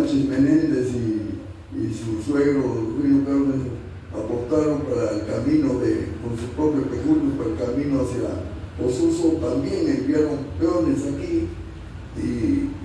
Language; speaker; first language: Spanish; native; Spanish